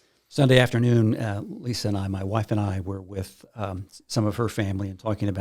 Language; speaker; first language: English; native; English